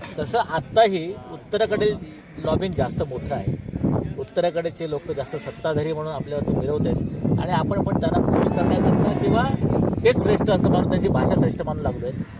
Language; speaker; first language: Marathi; native; Marathi